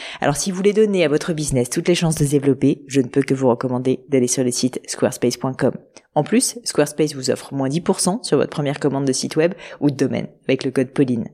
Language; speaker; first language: French; native; French